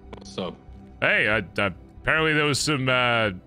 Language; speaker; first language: English; native; English